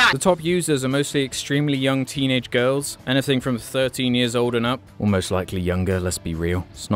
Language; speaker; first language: English; native; English